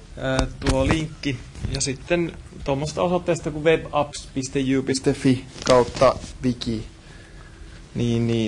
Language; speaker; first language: Finnish; native; Finnish